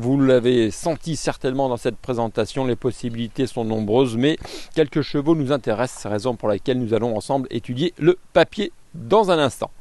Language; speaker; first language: French; native; French